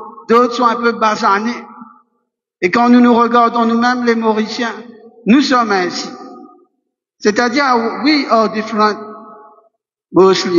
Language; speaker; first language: French; non-native, local second language; Morisyen